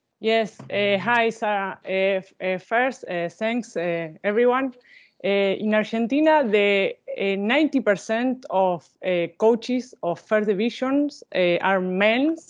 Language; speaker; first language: English; non-native, learner; Spanish